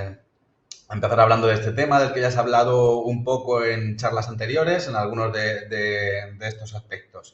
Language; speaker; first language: Spanish; native; Spanish